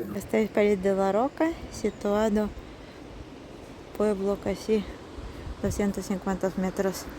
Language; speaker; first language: Spanish; non-native, fluent; Russian